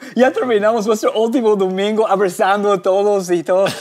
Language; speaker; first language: Spanish; non-native, fluent; English